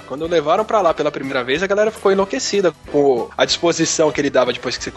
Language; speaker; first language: Portuguese; native; Portuguese